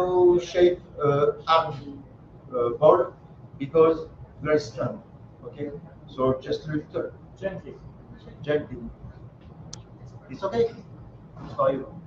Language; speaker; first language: English; non-native, learner; French